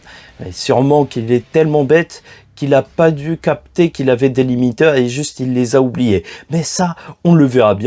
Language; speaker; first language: French; native; French